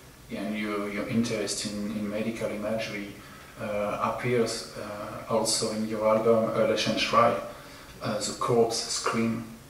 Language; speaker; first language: English; non-native, fluent; French